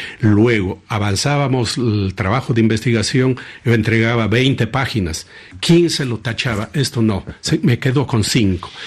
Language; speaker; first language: Spanish; native; Spanish